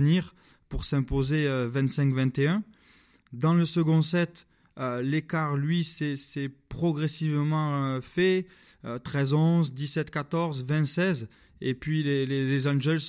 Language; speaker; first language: French; native; French